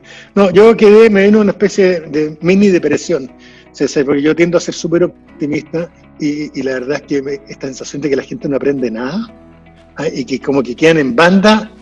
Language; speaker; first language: Spanish; native; Spanish